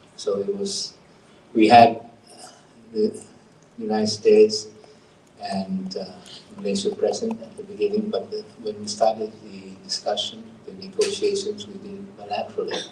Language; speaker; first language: English; non-native, fluent; Thai